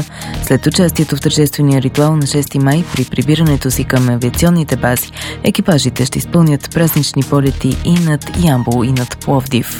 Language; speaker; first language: Bulgarian; native; Bulgarian